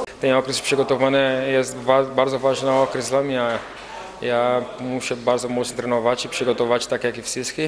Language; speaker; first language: Polish; non-native, fluent; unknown